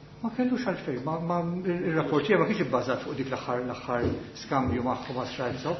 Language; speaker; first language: Maltese; native; Maltese